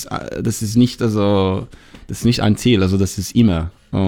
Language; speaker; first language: German; non-native, learner; English